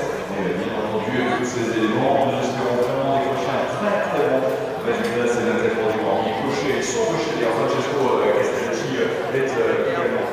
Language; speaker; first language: French; native; French